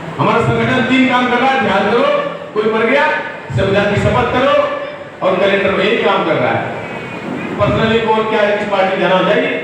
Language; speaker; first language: Hindi; native; Hindi